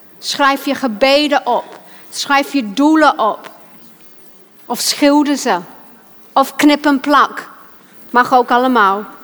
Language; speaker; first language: Dutch; non-native, fluent; English